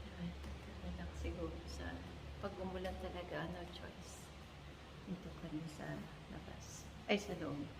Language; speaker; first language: Filipino; native; Filipino